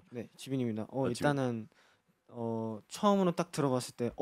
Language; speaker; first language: Korean; early bilingual, other home language; Portuguese